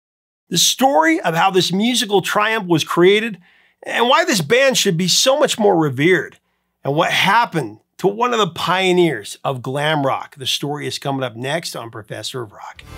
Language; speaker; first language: English; native; English